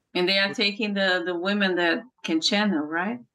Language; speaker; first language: English; non-native, fluent; Portuguese